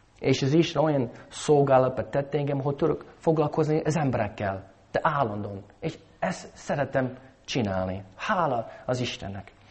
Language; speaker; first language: Hungarian; non-native, fluent; English